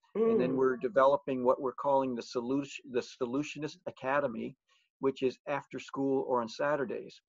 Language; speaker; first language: English; native; English